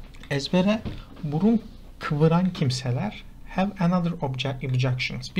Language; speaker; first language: English; non-native, fluent; Turkish